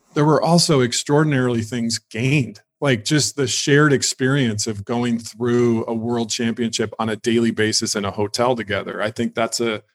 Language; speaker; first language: English; native; English